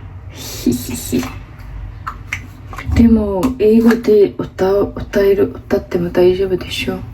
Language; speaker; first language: Japanese; non-native, fluent; Mongolian